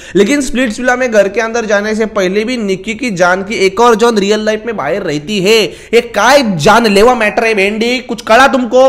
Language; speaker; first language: Hindi; non-native, local second language; Marathi